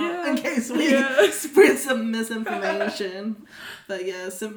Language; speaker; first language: English; native; English